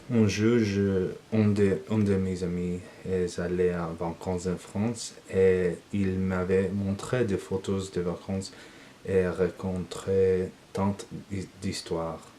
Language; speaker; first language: French; non-native, learner; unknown